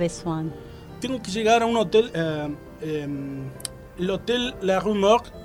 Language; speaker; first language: French; non-native, learner; Spanish